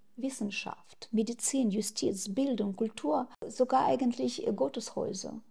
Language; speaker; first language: German; non-native, fluent; Russian